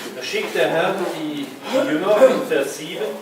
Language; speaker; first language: German; non-native, fluent; French